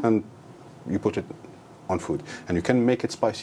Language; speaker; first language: English; non-native, fluent; Arabic